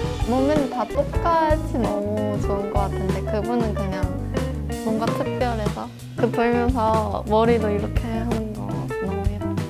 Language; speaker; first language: Korean; non-native, fluent; Chinese